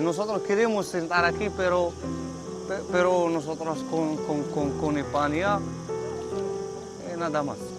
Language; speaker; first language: Spanish; non-native, learner; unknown